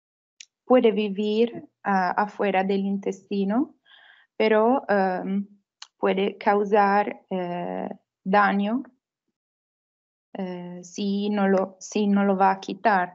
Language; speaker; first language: Spanish; non-native, fluent; Italian